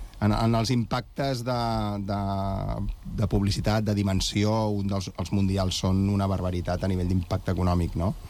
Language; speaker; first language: Catalan; native; Catalan